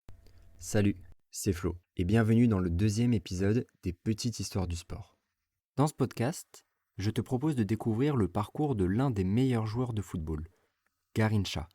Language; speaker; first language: French; native; French